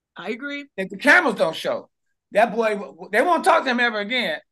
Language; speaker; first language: English; native; English